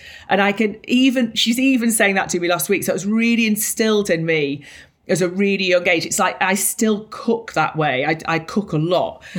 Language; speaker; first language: English; native; English